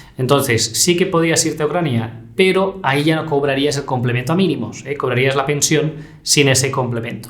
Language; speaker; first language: Spanish; native; Spanish